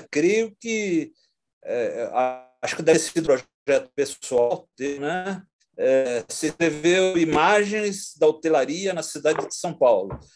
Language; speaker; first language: Portuguese; native; Portuguese